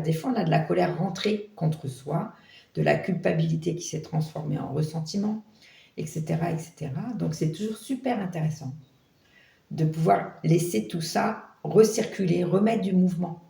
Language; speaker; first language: French; native; French